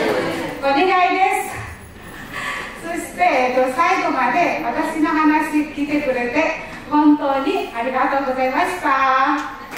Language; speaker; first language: Japanese; non-native, fluent; Nepali